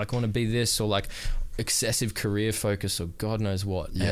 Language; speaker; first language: English; native; English